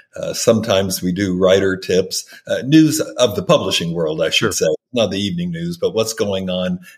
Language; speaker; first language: English; native; English